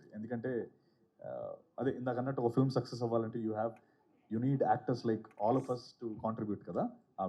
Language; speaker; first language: Telugu; native; Telugu